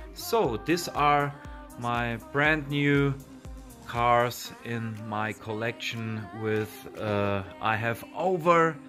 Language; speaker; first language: English; non-native, learner; German